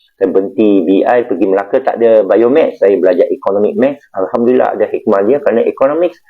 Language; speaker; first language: Malay; non-native, local second language; Chinese